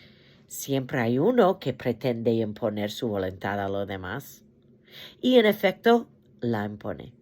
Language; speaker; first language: Spanish; non-native, fluent; English